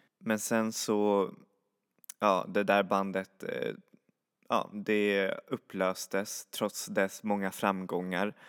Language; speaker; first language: Swedish; native; Swedish